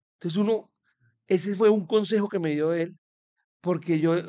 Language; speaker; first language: Spanish; native; Spanish